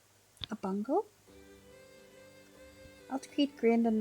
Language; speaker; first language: English; native; English